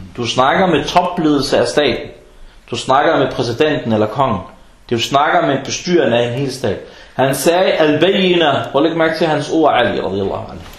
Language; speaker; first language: Danish; non-native, fluent; Arabic